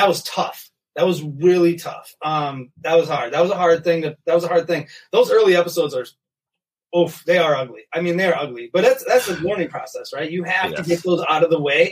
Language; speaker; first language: English; native; English